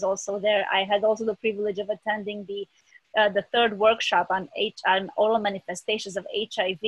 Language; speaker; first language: English; early bilingual, other home language; Romanian